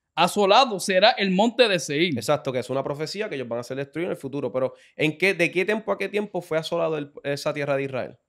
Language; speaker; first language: Spanish; native; Spanish